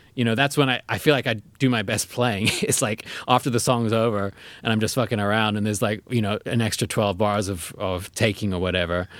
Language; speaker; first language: English; native; English